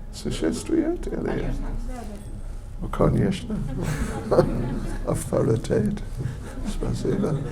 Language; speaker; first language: Russian; non-native, learner; English